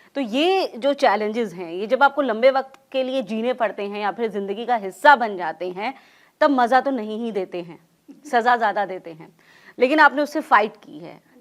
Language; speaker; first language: Hindi; native; Hindi